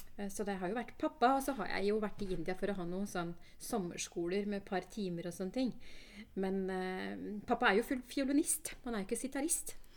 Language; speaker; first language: Norwegian; early bilingual, other home language; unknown